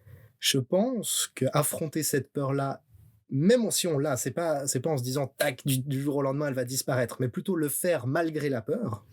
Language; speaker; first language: French; native; French